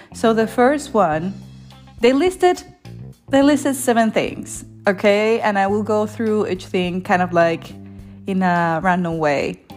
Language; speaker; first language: English; non-native, fluent; Spanish